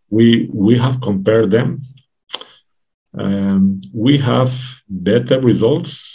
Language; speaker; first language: English; non-native, fluent; Spanish